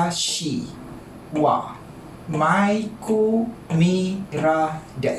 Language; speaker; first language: Japanese; non-native, fluent; Malay